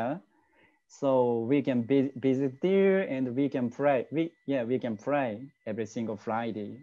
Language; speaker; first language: English; non-native, learner; Japanese